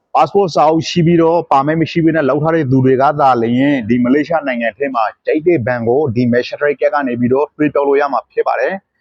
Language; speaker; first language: Burmese; non-native, local second language; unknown